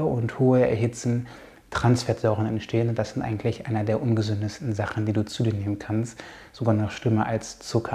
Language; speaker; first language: German; native; German